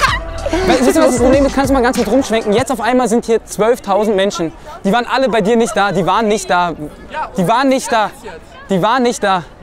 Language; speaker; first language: German; native; German